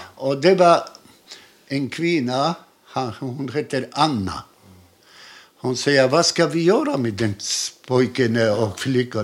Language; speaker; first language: Swedish; non-native, learner; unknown